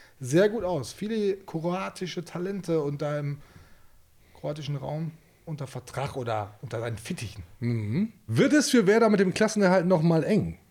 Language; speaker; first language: German; native; German